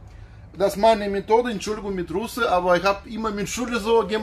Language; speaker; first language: German; non-native, learner; Russian